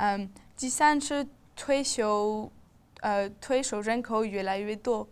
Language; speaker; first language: Chinese; non-native, learner; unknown